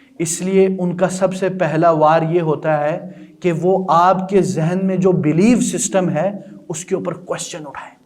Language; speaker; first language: Urdu; non-native, local second language; Balti